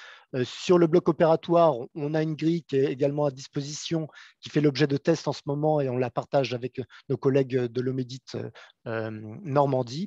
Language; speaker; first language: French; native; French